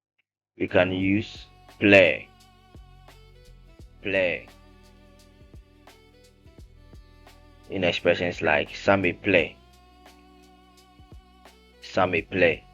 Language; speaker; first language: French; non-native, fluent; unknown